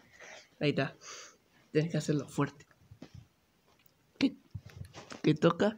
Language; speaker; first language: Spanish; native; Spanish